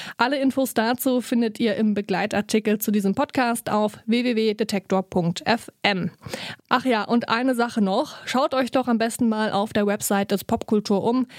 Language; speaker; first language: German; native; German